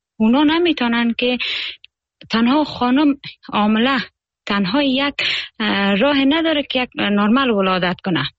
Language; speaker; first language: Persian; native; Persian